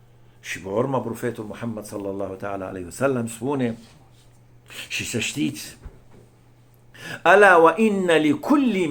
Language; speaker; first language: Romanian; non-native, fluent; Arabic